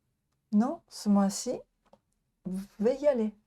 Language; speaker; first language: French; non-native, learner; Japanese